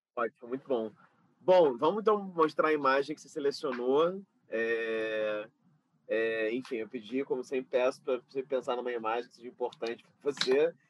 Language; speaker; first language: Portuguese; native; Portuguese